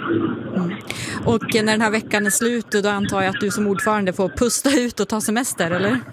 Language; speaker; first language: Swedish; native; Swedish